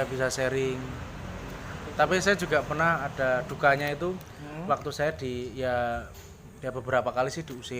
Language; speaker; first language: Indonesian; native; Indonesian